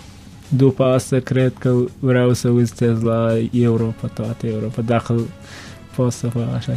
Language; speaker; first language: Romanian; non-native, learner; Turkmen